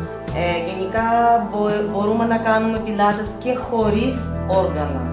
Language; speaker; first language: Greek; non-native, learner; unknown